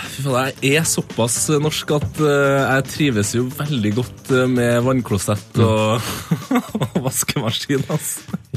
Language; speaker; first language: Norwegian; non-native, fluent; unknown